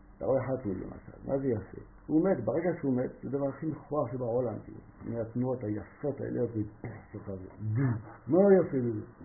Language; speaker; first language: Hebrew; non-native, fluent; French